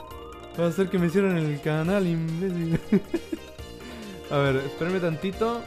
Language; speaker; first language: Spanish; native; Spanish